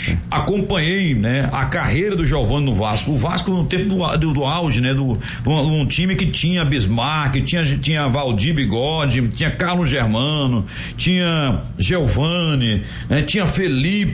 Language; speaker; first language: Portuguese; native; Portuguese